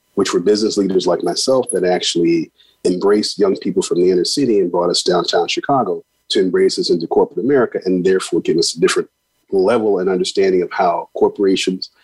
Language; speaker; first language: English; native; English